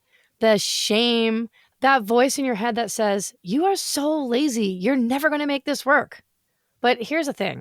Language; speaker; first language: English; native; English